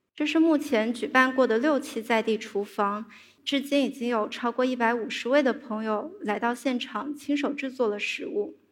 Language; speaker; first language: Chinese; native; Chinese